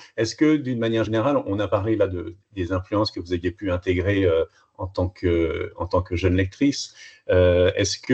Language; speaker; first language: French; native; French